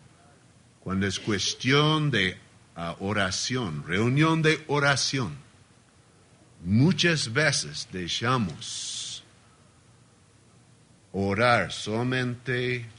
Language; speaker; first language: Spanish; non-native, learner; Portuguese